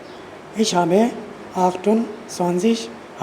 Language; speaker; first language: German; non-native, learner; Urdu